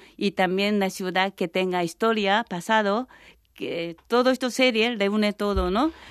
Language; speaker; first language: Spanish; non-native, fluent; Japanese